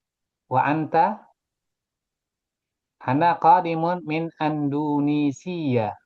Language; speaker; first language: Arabic; non-native, fluent; Indonesian